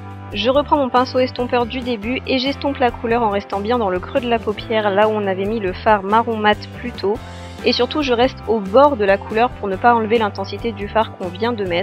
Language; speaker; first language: French; native; French